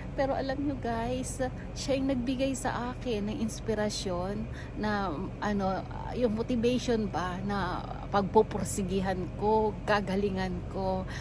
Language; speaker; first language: Filipino; native; Filipino